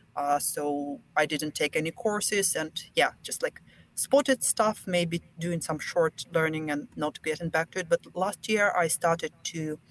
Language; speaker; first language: English; non-native, fluent; Russian